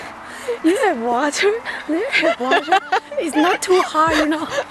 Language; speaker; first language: English; non-native, learner; Chinese